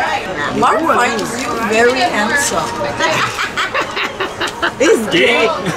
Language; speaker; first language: English; non-native, learner; French